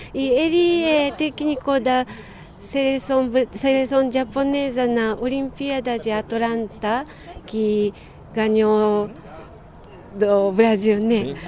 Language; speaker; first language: Portuguese; non-native, fluent; Japanese